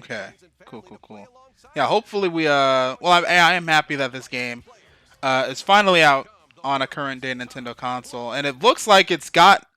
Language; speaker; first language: English; native; English